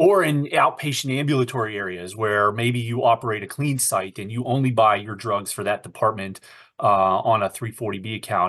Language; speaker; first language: English; native; English